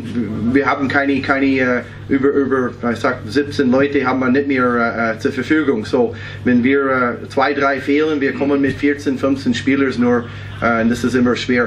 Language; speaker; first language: German; non-native, fluent; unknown